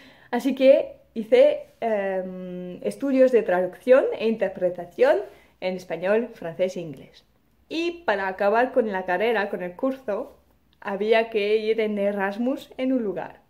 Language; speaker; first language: Spanish; non-native, fluent; French